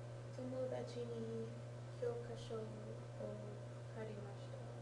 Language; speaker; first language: Japanese; non-native, learner; English